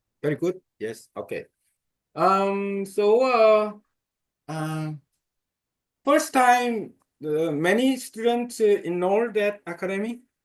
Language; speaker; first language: English; non-native, learner; Korean